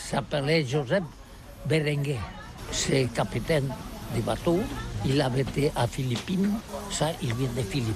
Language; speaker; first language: French; non-native, learner; Catalan